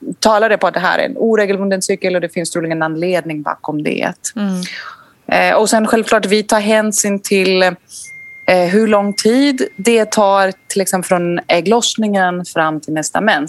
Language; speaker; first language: Swedish; non-native, fluent; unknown